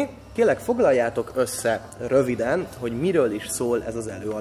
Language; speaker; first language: Hungarian; native; Hungarian